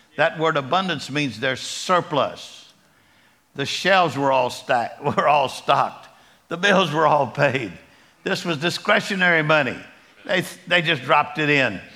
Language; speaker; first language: English; native; English